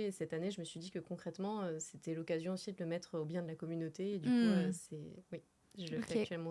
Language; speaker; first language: French; native; French